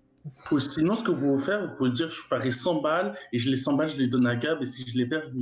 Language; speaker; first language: French; native; French